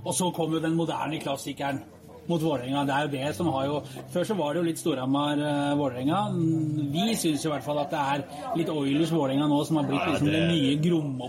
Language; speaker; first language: Norwegian; native; Norwegian